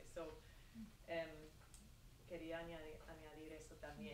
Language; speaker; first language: Spanish; early bilingual, heritage; Spanish